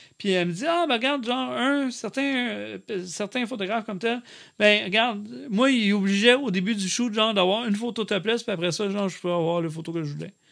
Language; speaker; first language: French; native; French